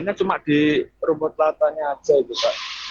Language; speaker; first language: Indonesian; native; Indonesian